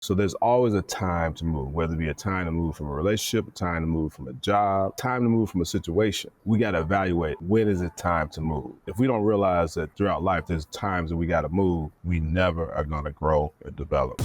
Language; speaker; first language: English; native; English